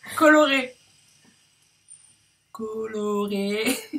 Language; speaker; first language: French; native; French